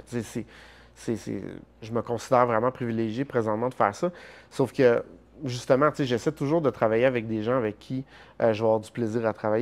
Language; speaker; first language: French; native; French